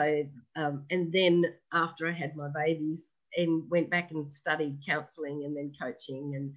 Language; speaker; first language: English; native; English